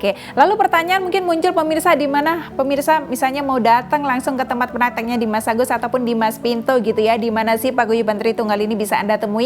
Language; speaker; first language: Indonesian; native; Indonesian